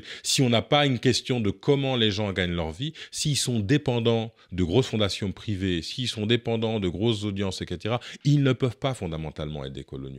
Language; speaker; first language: French; native; French